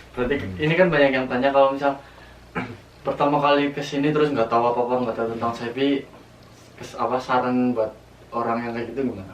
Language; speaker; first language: Indonesian; native; Indonesian